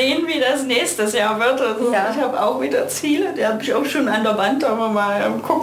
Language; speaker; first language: German; native; German